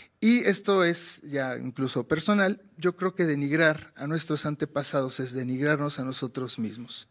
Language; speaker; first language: Spanish; native; Spanish